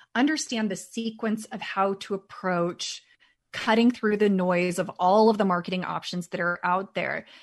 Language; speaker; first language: English; native; English